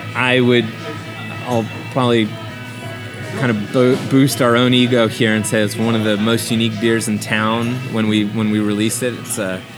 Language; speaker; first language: English; native; English